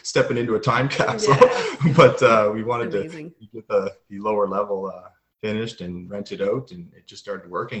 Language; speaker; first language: English; native; English